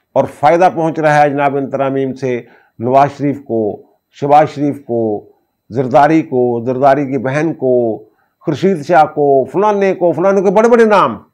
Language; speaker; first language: Urdu; non-native, local second language; Punjabi